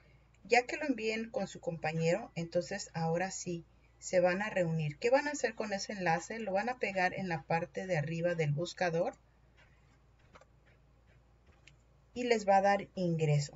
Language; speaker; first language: Spanish; native; Spanish